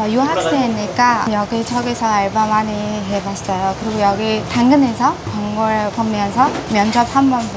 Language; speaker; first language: Korean; non-native, learner; Mongolian